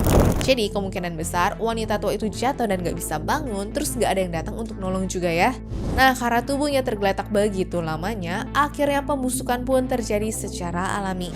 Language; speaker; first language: Indonesian; native; Indonesian